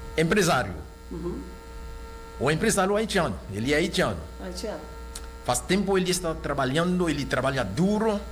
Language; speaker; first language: Portuguese; non-native, local second language; Haitian Creole